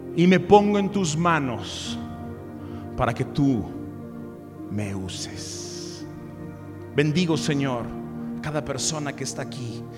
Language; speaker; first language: Spanish; early bilingual, other home language; English